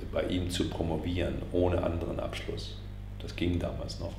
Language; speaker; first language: German; native; German